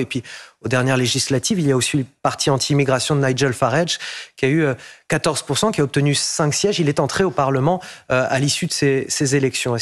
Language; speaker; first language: French; native; French